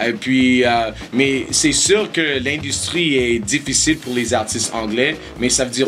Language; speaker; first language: French; non-native, local second language; English